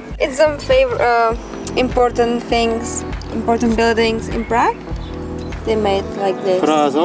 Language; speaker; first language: English; non-native, learner; Czech